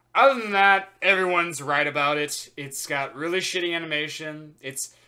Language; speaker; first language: English; native; English